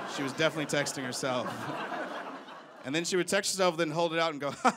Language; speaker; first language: English; native; English